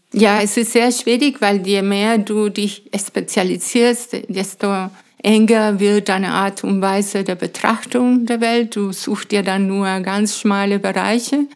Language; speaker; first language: German; non-native, fluent; Spanish